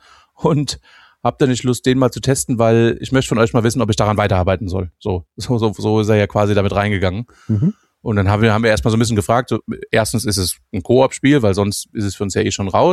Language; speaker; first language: German; native; German